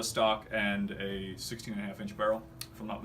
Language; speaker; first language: English; native; English